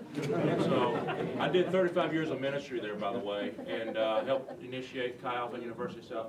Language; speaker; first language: English; native; English